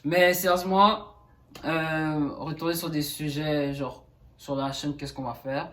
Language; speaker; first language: French; early bilingual, other home language; Haitian Creole